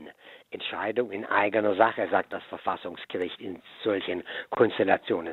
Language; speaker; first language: German; native; German